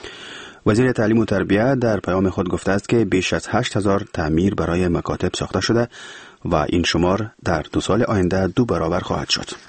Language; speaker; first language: Persian; native; Persian